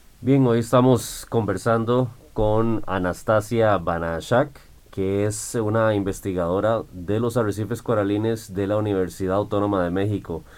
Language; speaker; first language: Spanish; native; Spanish